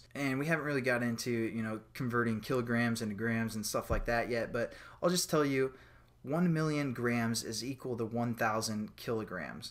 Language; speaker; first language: English; native; English